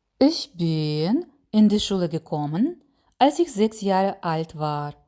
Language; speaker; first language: German; non-native, fluent; Ukrainian